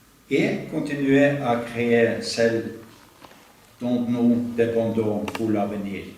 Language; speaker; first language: French; non-native, fluent; Norwegian